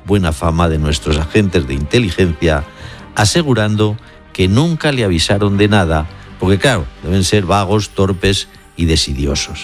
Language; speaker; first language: Spanish; native; Spanish